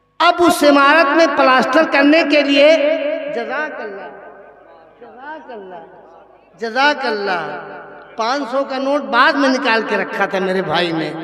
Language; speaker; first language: Hindi; native; Hindi